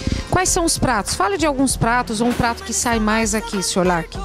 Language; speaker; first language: Portuguese; native; Portuguese